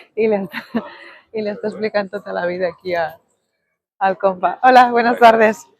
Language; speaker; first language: Spanish; non-native, local second language; Catalan